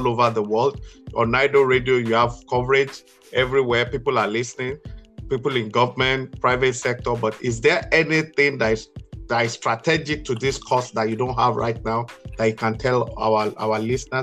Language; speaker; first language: English; non-native, local second language; Yoruba